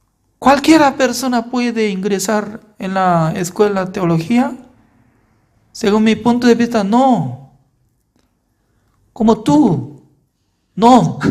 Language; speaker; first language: Spanish; non-native, fluent; Korean